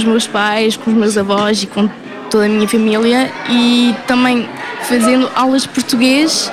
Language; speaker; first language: Portuguese; early bilingual, heritage; Portuguese